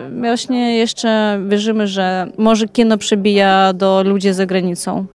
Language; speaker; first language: Polish; non-native, fluent; Ukrainian